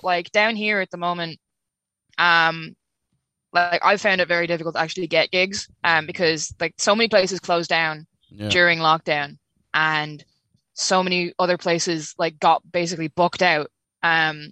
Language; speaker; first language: English; native; English